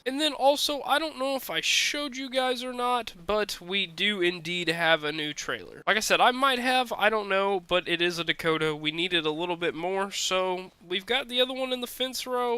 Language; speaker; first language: English; native; English